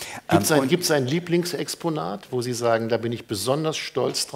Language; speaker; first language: German; native; German